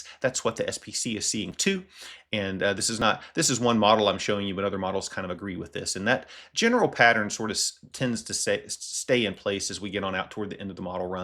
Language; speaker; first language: English; native; English